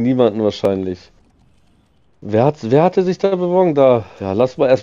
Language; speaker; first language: German; native; German